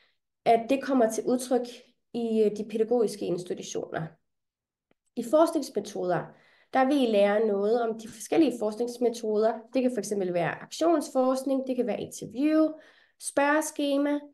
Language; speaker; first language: Danish; native; Danish